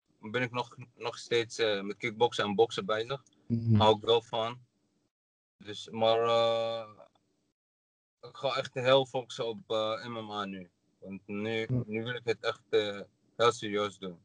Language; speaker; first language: Dutch; non-native, learner; Arabic